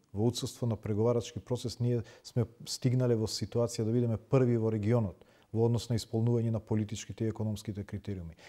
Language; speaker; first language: Macedonian; non-native, local second language; Albanian